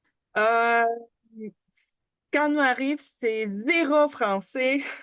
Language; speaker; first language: French; non-native, learner; Ukrainian